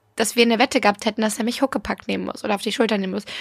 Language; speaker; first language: German; non-native, fluent; English